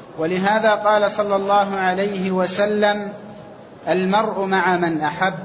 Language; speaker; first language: Arabic; native; Arabic